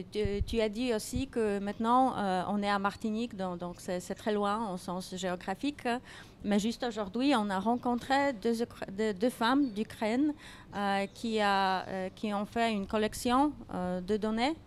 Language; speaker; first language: French; non-native, fluent; Polish